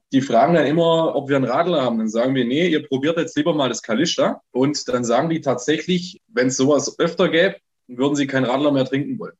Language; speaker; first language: German; native; German